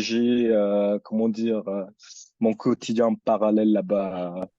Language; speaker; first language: French; early bilingual, other home language; Filipino